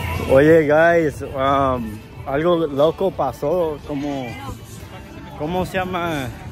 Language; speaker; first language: Spanish; early bilingual, heritage; Spanish